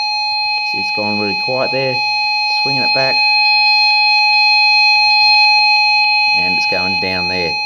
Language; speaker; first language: English; native; English